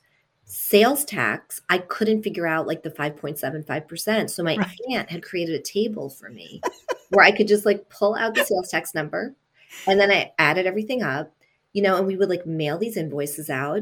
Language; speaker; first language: English; early bilingual, other home language; Italian